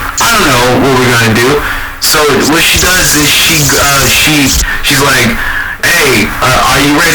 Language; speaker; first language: English; native; English